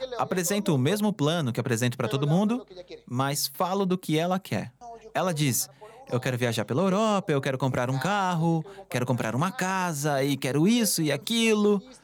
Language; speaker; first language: Portuguese; non-native, fluent; Spanish